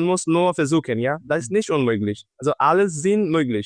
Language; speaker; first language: German; non-native, learner; Bangla